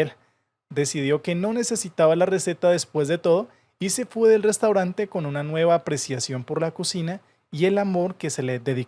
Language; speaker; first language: Spanish; native; Spanish